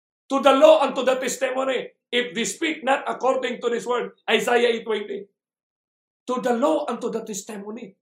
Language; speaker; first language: English; non-native, local second language; Filipino